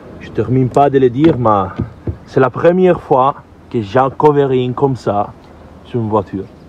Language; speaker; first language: French; non-native, learner; Italian